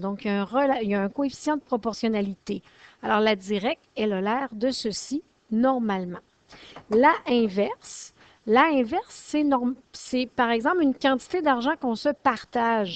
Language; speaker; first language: French; native; French